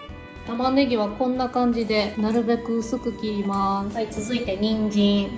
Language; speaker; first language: Japanese; native; Japanese